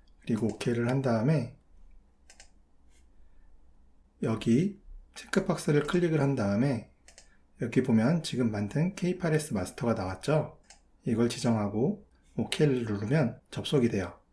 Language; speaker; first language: Korean; native; Korean